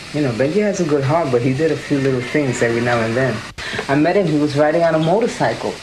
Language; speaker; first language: English; early bilingual, other home language; Spanish